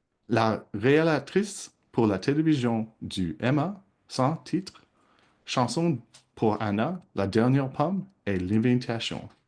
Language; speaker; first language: French; non-native, local second language; English